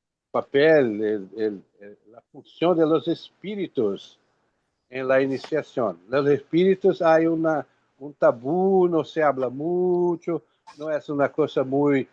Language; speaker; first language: Spanish; non-native, learner; Portuguese